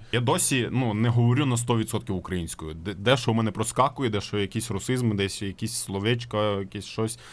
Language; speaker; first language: Ukrainian; non-native, local second language; Russian